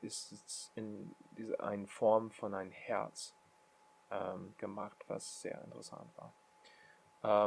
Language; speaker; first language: German; non-native, learner; English